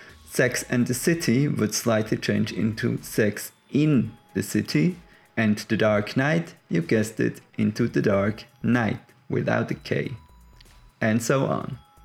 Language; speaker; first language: English; non-native, fluent; German